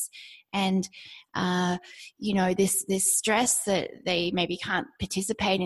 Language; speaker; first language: English; native; English